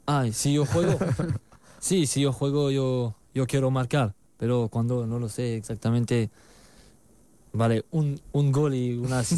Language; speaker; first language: Spanish; non-native, learner; French